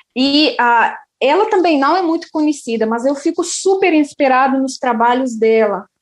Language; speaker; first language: Portuguese; non-native, fluent; Russian